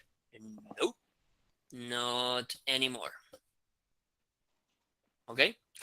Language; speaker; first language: English; non-native, fluent; Spanish